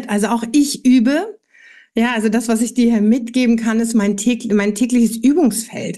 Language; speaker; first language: German; native; German